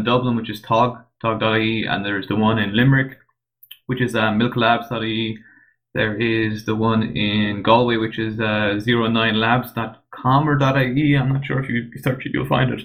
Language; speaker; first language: English; native; English